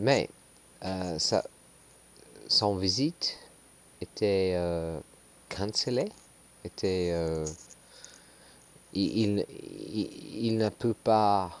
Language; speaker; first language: French; non-native, learner; English